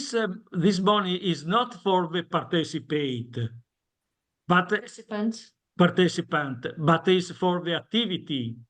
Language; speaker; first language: English; non-native, learner; Italian